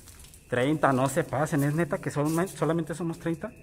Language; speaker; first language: Spanish; native; Spanish